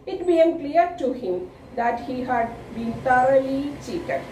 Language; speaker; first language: English; non-native, local second language; Malayalam